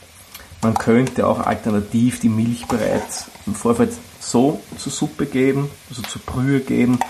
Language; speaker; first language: German; native; German